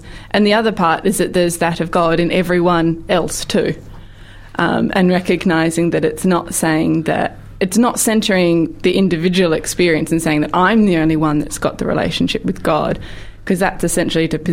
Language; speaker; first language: English; native; English